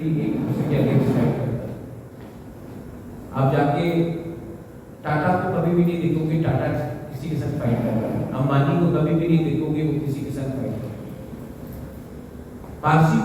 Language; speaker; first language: Hindi; non-native, local second language; Kok Borok